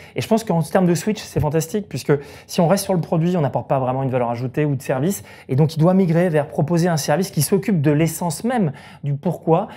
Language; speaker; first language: French; native; French